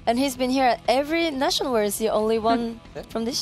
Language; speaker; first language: English; non-native, fluent; French